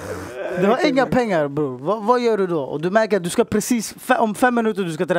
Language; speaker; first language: Swedish; native; Swedish